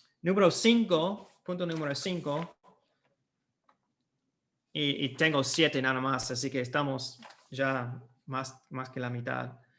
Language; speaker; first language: Spanish; non-native, fluent; English